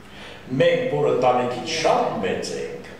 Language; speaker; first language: Armenian; non-native, local second language; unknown